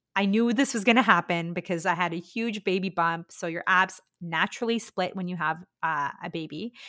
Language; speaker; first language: English; early bilingual, other home language; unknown